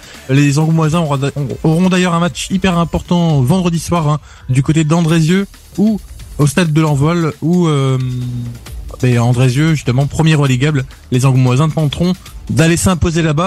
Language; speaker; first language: French; native; French